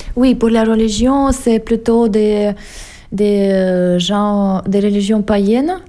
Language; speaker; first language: French; non-native, fluent; Russian